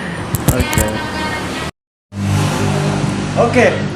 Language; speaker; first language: English; non-native, learner; Indonesian